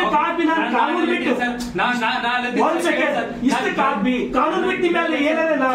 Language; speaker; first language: Kannada; native; Kannada